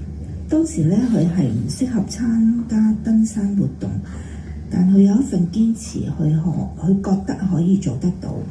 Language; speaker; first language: Cantonese; native; Cantonese